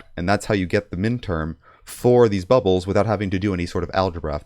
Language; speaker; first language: English; native; English